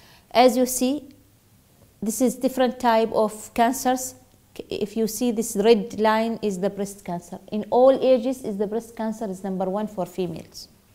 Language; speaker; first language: English; non-native, fluent; Arabic